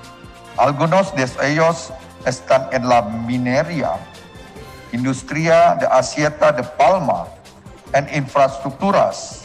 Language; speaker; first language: Spanish; non-native, learner; Indonesian